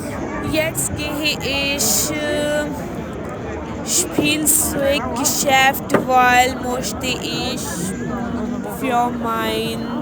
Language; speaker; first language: German; non-native, learner; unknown